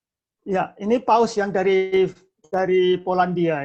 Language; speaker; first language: Indonesian; native; Indonesian